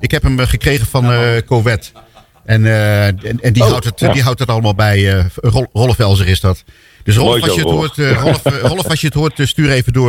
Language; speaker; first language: Dutch; native; Dutch